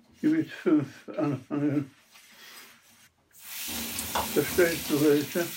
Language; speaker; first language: German; non-native, fluent; Polish